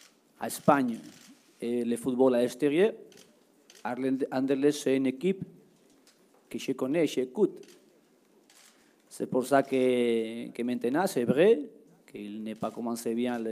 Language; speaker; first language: French; non-native, learner; Spanish